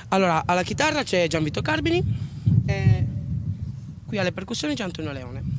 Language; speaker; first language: Italian; native; Italian